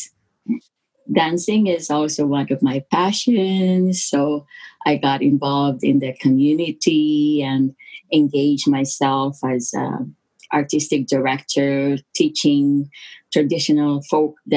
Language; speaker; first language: English; non-native, local second language; Filipino